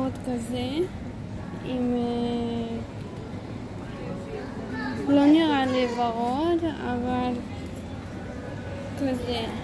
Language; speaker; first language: Hebrew; early bilingual, other home language; Russian